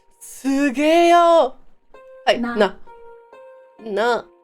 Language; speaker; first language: Japanese; non-native, learner; German